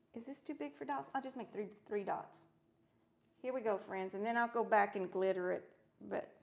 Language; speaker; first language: English; early bilingual, other home language; Spanish